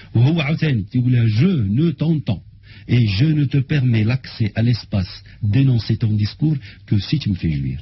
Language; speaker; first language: French; non-native, local second language; Arabic